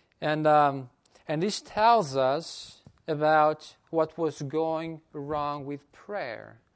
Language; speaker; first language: English; non-native, fluent; Portuguese